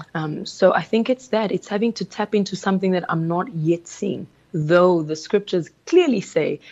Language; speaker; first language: English; early bilingual, other home language; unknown